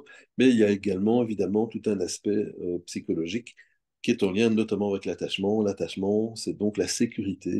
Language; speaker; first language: French; native; French